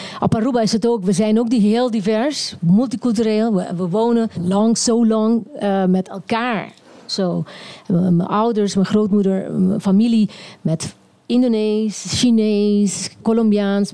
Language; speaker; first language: Dutch; non-native, local second language; Papiamento